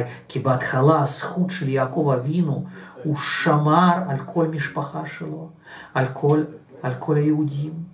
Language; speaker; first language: Hebrew; non-native, fluent; Russian